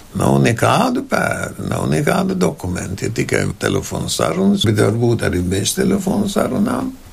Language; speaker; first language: Latvian; non-native, local second language; German